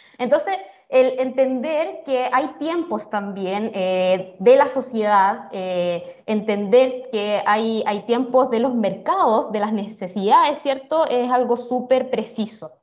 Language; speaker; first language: Spanish; native; Spanish